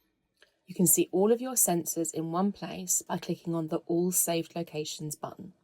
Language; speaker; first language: English; native; English